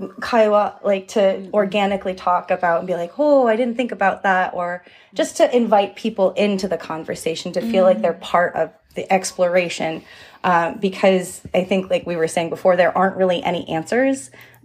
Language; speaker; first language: English; early bilingual, other home language; Japanese